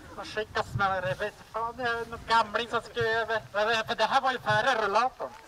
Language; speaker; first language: Swedish; native; Swedish